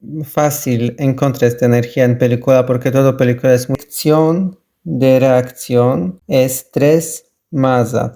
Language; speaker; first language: Spanish; non-native, learner; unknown